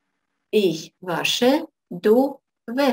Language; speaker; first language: German; non-native, fluent; Russian